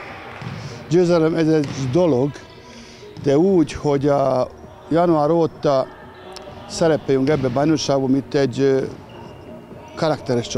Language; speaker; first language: Hungarian; non-native, fluent; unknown